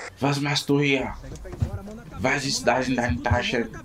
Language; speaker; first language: German; non-native, learner; Portuguese